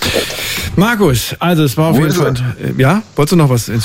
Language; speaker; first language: German; native; German